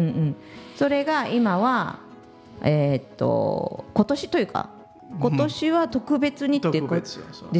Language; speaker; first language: Japanese; native; Japanese